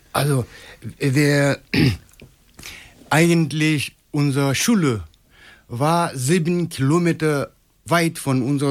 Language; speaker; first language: German; non-native, fluent; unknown